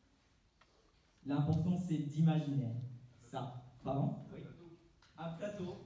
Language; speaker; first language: French; non-native, fluent; Japanese